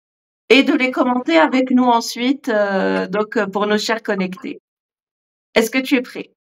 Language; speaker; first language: French; non-native, local second language; Arabic